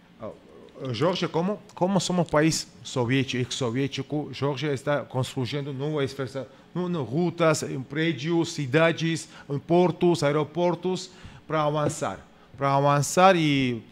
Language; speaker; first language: Portuguese; non-native, learner; Georgian